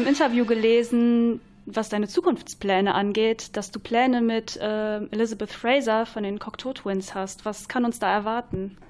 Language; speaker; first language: German; native; German